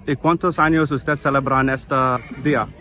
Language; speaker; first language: Spanish; non-native, learner; English